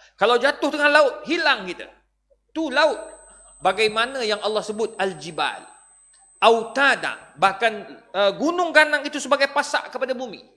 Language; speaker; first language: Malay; native; Malay